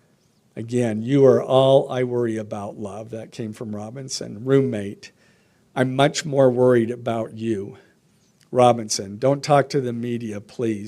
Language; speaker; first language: English; native; English